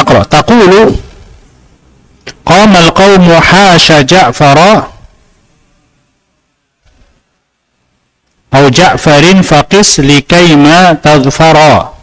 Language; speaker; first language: Arabic; non-native, fluent; Indonesian